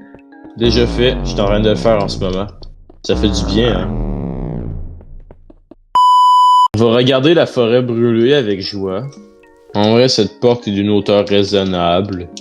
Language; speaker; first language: French; native; French